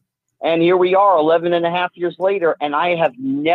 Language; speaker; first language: English; native; English